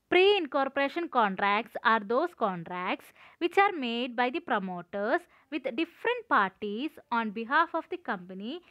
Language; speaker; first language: English; non-native, local second language; Malayalam